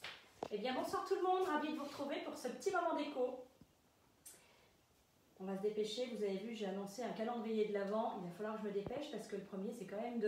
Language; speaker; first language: French; native; French